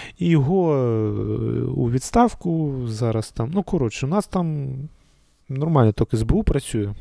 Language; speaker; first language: Ukrainian; native; Ukrainian